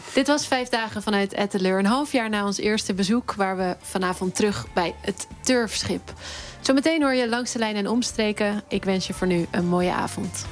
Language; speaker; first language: Dutch; native; Dutch